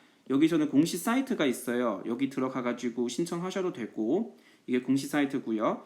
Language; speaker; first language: Korean; non-native, fluent; Chinese